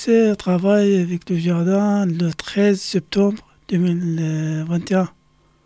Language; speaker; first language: French; non-native, learner; Arabic